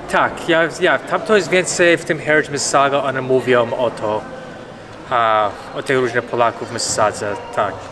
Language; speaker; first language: Polish; early bilingual, other home language; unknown